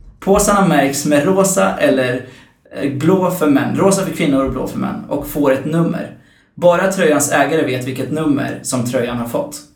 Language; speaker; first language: Swedish; early bilingual, other home language; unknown